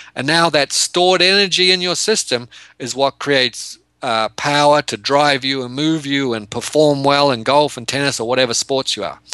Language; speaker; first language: English; native; English